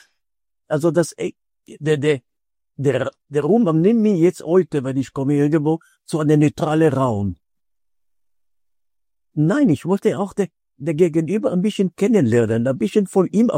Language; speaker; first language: German; non-native, fluent; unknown